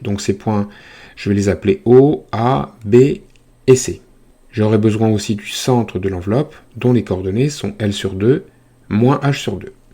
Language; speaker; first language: French; native; French